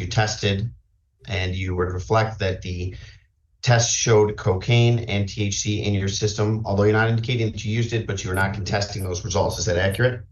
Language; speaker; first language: English; native; English